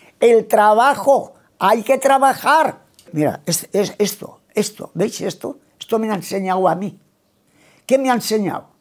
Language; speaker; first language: Spanish; non-native, local second language; Catalan